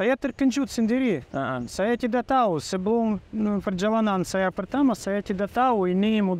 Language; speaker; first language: Indonesian; non-native, learner; Russian